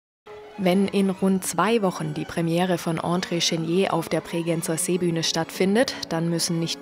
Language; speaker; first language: German; native; German